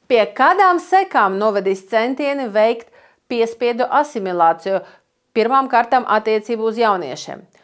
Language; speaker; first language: Latvian; non-native, local second language; Russian